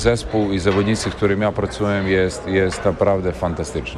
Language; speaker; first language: Polish; non-native, learner; Serbian